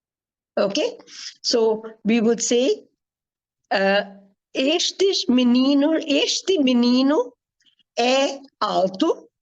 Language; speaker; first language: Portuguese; non-native, fluent; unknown